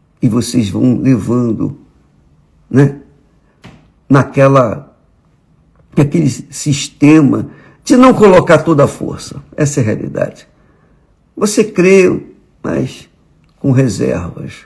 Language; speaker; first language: Portuguese; native; Portuguese